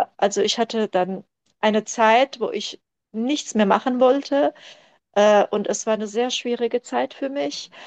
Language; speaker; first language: German; early bilingual, other home language; Turkish